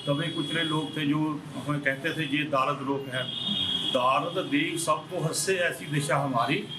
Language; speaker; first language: Hindi; non-native, local second language; Punjabi